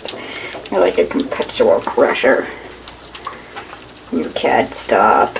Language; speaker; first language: English; native; English